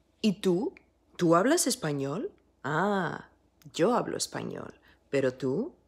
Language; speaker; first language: Spanish; non-native, fluent; French